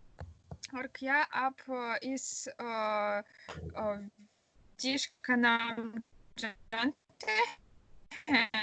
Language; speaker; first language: Hindi; non-native, learner; Russian